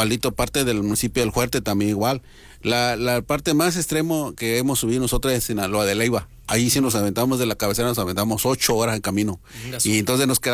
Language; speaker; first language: Spanish; non-native, local second language; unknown